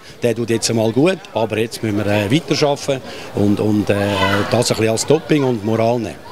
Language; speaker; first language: German; native; German